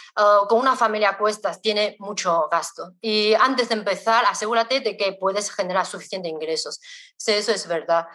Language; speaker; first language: Spanish; non-native, fluent; Chinese